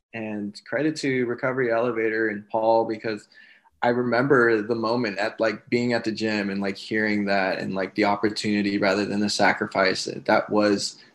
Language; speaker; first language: English; native; English